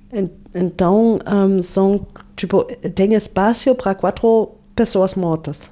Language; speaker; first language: Portuguese; non-native, fluent; German